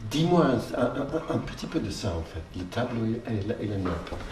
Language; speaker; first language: French; non-native, learner; English